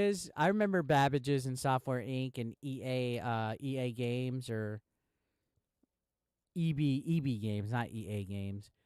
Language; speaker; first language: English; native; English